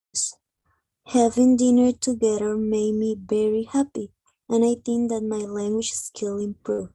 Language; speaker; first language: English; non-native, learner; Spanish